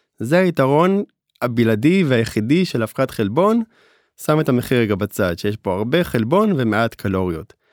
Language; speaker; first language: Hebrew; native; Hebrew